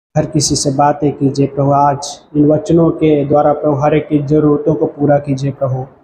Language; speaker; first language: Hindi; non-native, local second language; Marathi